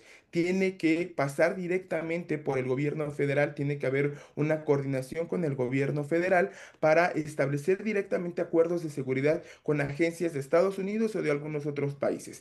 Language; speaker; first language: Spanish; native; Spanish